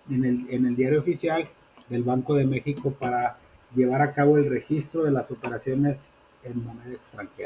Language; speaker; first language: Spanish; native; Spanish